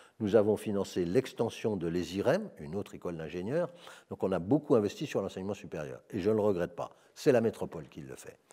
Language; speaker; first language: French; native; French